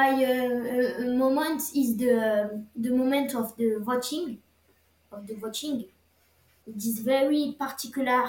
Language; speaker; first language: English; non-native, learner; French